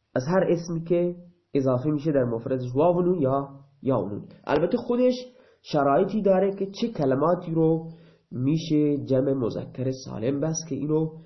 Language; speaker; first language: Persian; non-native, local second language; Baluchi